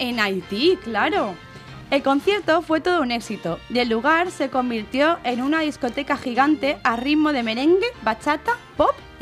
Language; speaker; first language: Spanish; native; Spanish